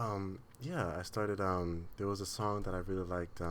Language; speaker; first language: English; non-native, learner; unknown